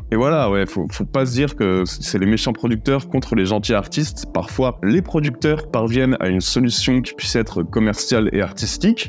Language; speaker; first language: French; native; French